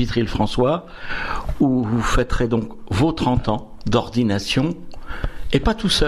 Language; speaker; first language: French; native; French